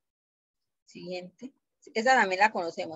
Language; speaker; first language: Spanish; native; Spanish